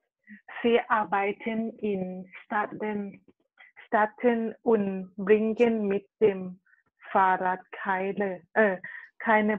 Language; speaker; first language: German; non-native, learner; Thai